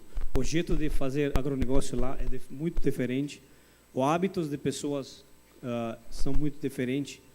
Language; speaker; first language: Portuguese; non-native, fluent; English